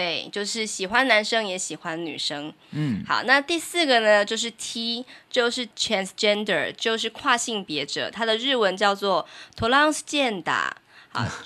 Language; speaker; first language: Chinese; native; Chinese